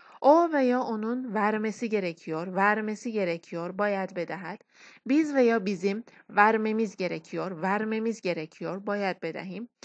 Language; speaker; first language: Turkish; non-native, fluent; Persian